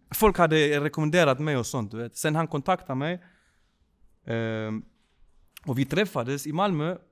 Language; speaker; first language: Swedish; early bilingual, other home language; Spanish